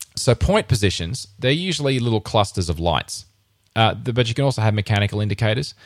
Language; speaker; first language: English; native; English